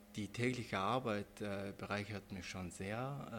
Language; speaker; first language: German; non-native, fluent; Mongolian